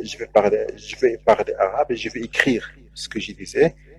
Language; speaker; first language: French; non-native, local second language; Arabic